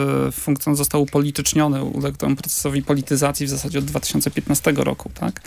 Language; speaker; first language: Polish; native; Polish